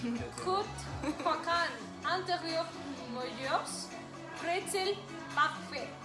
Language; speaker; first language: French; non-native, learner; Spanish